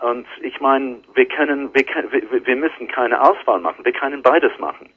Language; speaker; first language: German; non-native, learner; English